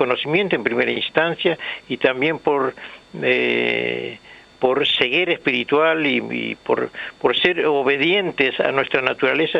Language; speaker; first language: Spanish; native; Spanish